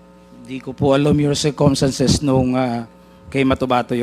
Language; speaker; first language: Filipino; native; Filipino